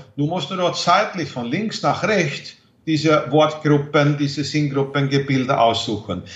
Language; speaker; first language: German; non-native, fluent; Swedish